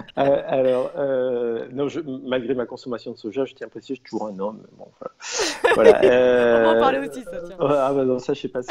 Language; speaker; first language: French; native; French